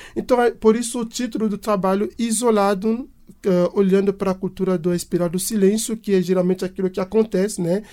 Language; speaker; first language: Portuguese; non-native, fluent; French